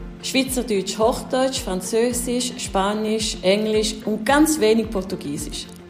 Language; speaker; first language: German; early bilingual, heritage; German